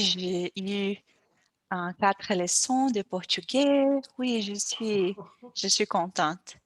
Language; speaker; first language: French; non-native, learner; Portuguese